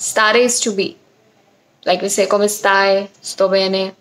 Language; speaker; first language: Italian; non-native, fluent; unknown